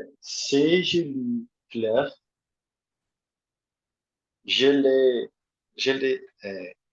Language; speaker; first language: French; non-native, learner; Portuguese